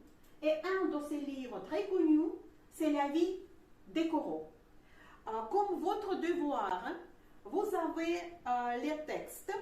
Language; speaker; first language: French; non-native, fluent; Russian